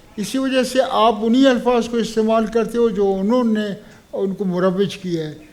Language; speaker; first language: Urdu; non-native, local second language; Baluchi